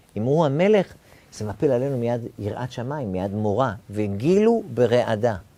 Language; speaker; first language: Hebrew; native; Hebrew